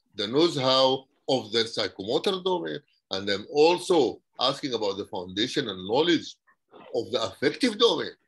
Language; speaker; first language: English; non-native, fluent; Arabic